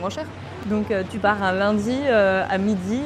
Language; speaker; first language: French; native; French